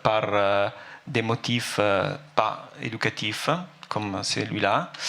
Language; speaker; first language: French; non-native, fluent; Italian